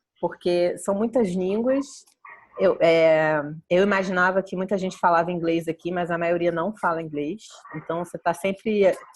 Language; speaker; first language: Portuguese; native; Portuguese